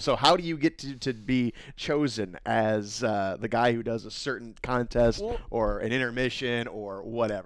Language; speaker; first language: English; native; English